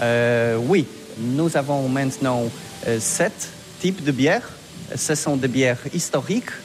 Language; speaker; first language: French; non-native, learner; Polish